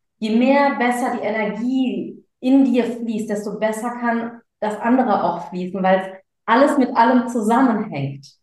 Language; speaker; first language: German; early bilingual, other home language; Tamil